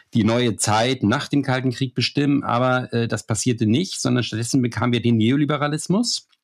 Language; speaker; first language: German; native; German